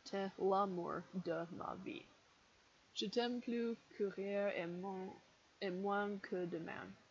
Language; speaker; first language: French; non-native, learner; English